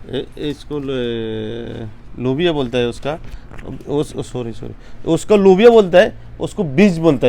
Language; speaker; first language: Hindi; non-native, learner; Bangla